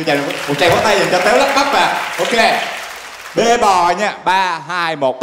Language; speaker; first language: Vietnamese; native; Vietnamese